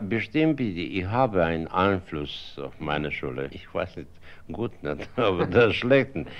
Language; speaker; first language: German; non-native, fluent; Russian